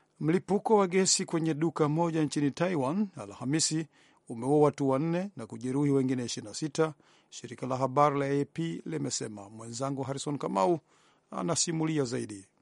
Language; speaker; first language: Swahili; non-native, local second language; Rundi